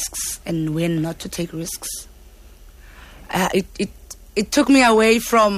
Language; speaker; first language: English; non-native, local second language; Xhosa